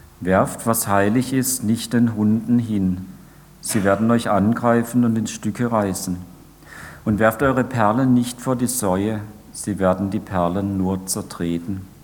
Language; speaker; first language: German; native; German